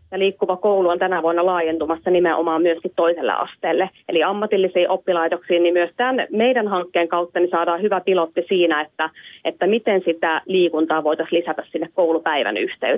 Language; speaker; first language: Finnish; native; Finnish